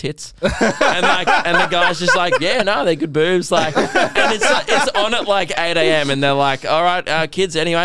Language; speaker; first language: English; native; English